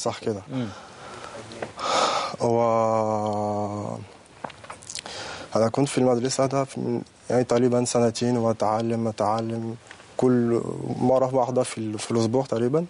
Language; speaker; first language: Arabic; non-native, learner; French